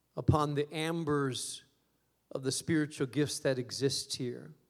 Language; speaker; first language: English; early bilingual, other home language; Spanish